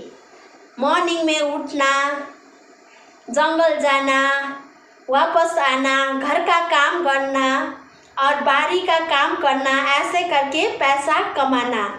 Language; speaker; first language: Hindi; non-native, local second language; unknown